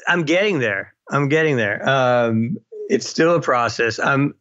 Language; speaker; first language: English; native; English